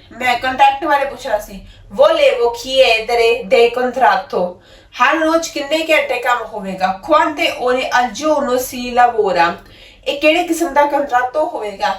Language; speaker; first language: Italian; non-native, learner; Punjabi